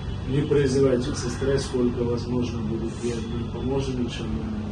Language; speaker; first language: Russian; non-native, learner; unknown